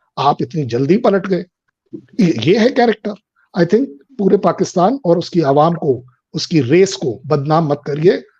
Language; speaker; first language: Hindi; native; Hindi